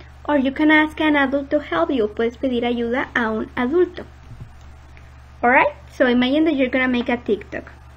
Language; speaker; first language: English; non-native, fluent; Spanish